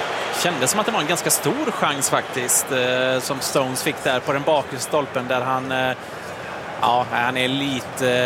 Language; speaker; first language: Swedish; native; Swedish